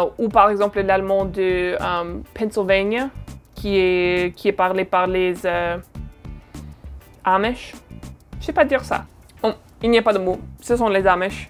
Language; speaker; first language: French; non-native, fluent; English